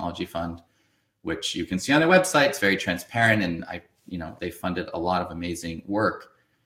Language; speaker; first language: English; native; English